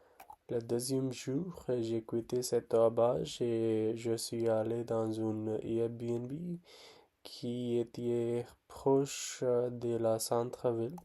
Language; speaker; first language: French; non-native, learner; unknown